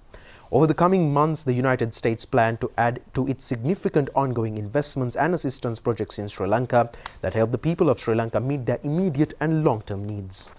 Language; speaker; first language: English; non-native, local second language; Sinhala